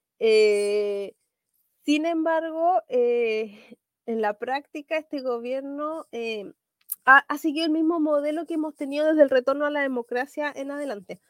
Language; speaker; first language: Spanish; native; Spanish